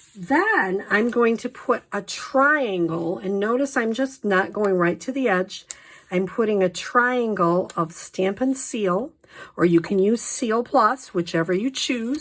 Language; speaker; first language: English; native; English